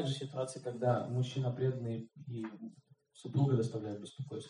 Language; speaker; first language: Russian; native; Russian